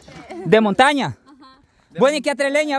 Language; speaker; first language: Spanish; native; Spanish